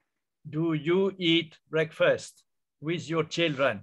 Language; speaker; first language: English; non-native, fluent; Vietnamese